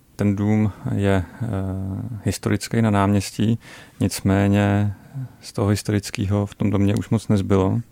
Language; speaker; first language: Czech; native; Czech